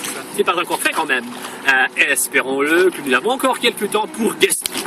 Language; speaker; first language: French; non-native, fluent; Russian